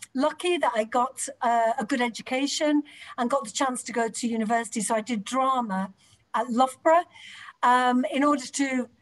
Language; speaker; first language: English; native; English